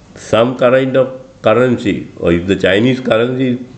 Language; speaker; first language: English; non-native, local second language; Sinhala